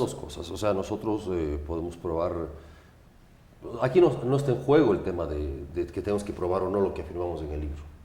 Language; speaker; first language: Spanish; native; Spanish